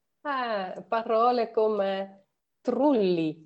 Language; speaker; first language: Italian; non-native, learner; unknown